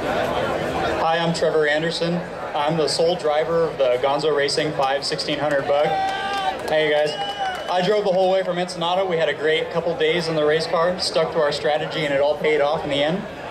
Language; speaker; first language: English; native; English